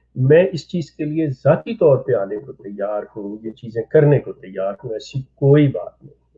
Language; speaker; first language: Urdu; native; Urdu